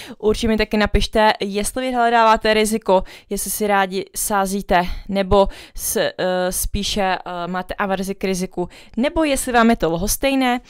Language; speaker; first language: Czech; early bilingual, other home language; Vietnamese